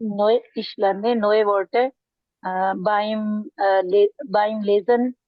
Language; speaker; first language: German; non-native, learner; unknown